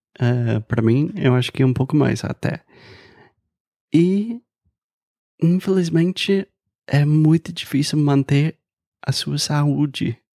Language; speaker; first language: Portuguese; non-native, fluent; English